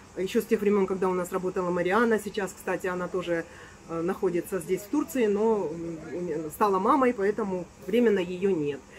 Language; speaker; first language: Russian; native; Russian